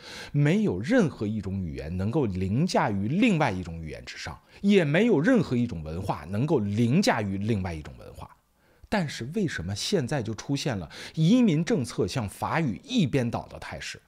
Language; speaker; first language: Chinese; native; Chinese